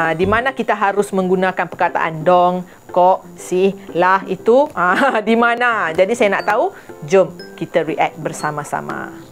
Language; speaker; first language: Malay; native; Malay